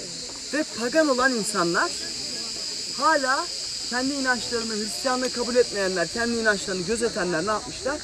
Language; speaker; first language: Turkish; native; Turkish